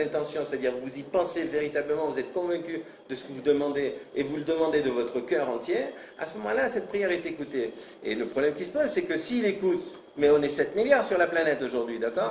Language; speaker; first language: French; native; French